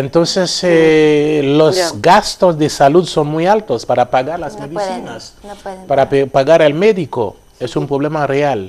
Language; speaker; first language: Spanish; non-native, fluent; Haitian Creole